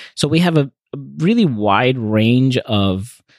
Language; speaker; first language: English; non-native, fluent; Spanish